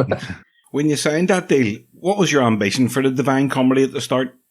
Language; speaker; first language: English; native; English